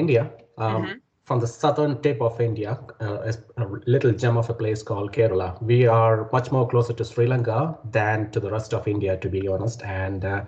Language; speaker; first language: English; non-native, local second language; Malayalam